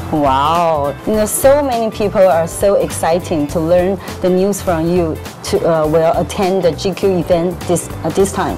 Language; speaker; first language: English; non-native, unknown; Chinese